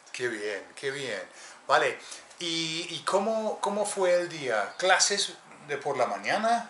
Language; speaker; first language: Spanish; non-native, fluent; English